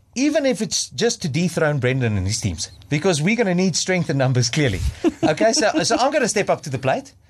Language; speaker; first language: English; non-native, local second language; Afrikaans